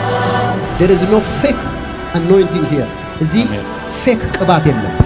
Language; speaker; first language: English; non-native, learner; Amharic